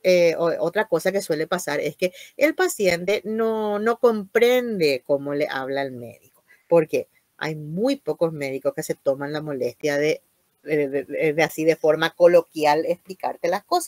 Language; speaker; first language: Spanish; native; Spanish